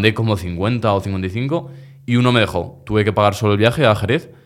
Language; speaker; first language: Spanish; native; Spanish